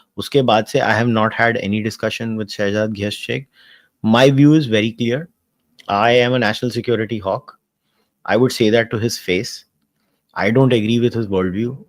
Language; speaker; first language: English; non-native, local second language; Hindi